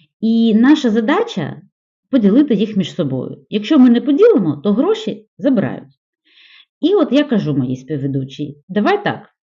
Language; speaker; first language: Ukrainian; non-native, local second language; Russian